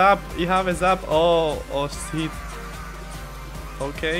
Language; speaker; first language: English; non-native, learner; Slovak